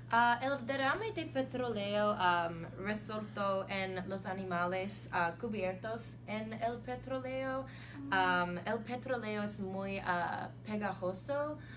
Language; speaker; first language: Spanish; non-native, learner; English